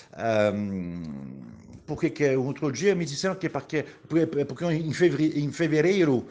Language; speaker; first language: Portuguese; non-native, fluent; French